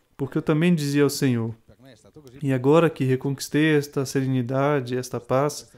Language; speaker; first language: Portuguese; non-native, fluent; Italian